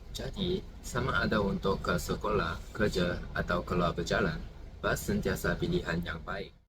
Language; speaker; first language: Malay; non-native, local second language; Chinese